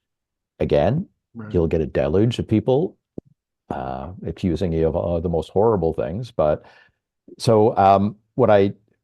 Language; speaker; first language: English; native; English